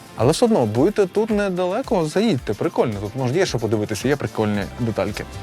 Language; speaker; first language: Ukrainian; non-native, local second language; Russian